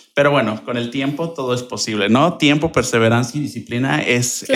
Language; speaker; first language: Spanish; native; Spanish